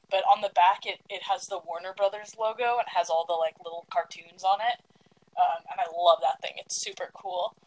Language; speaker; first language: English; early bilingual, other home language; Greek